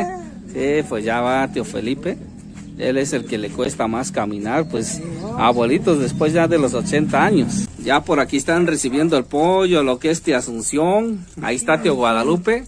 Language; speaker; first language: Spanish; native; Spanish